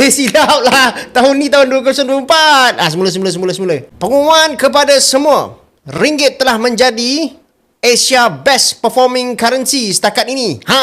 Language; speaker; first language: Malay; native; Malay